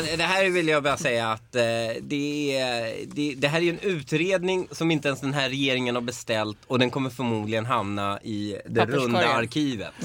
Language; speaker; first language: Swedish; early bilingual, other home language; Persian